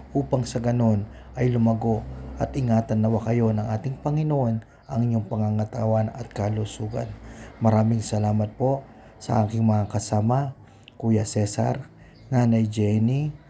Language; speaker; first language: Filipino; non-native, local second language; Pampanga